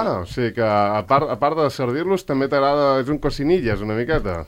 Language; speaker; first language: Catalan; native; Catalan